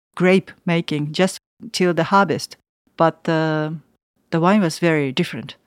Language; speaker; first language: English; non-native, learner; Japanese